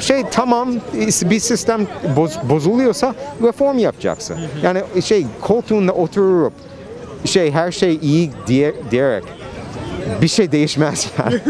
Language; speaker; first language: Turkish; non-native, fluent; English